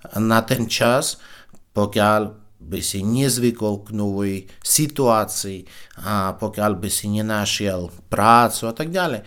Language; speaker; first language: Slovak; non-native, fluent; Russian